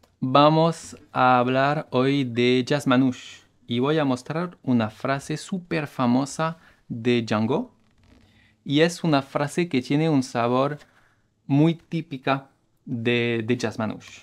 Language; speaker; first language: Spanish; non-native, fluent; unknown